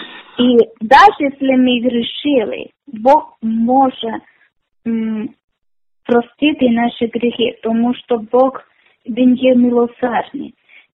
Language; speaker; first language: Ukrainian; non-native, learner; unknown